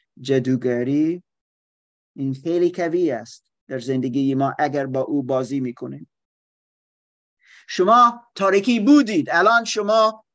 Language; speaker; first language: Persian; non-native, learner; German